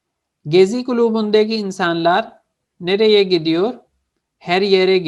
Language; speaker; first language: Turkish; non-native, learner; Urdu